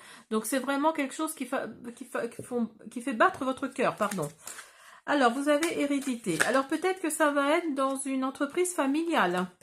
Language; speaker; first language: French; native; French